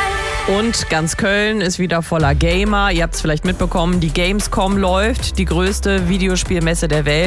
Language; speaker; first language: German; native; German